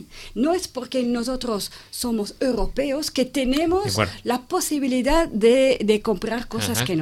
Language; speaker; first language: Spanish; non-native, fluent; French